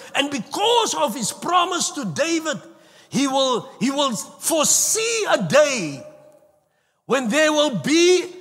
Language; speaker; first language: English; non-native, local second language; Afrikaans